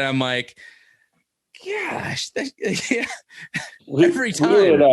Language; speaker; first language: English; native; English